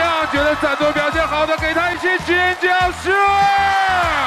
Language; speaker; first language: Chinese; native; Chinese